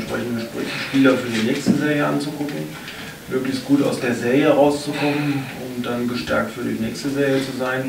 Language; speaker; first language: German; native; German